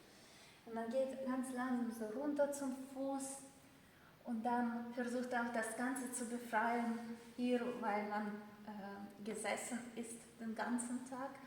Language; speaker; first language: German; non-native, fluent; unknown